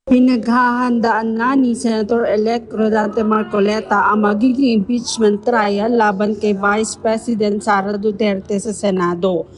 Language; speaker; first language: Filipino; native; Filipino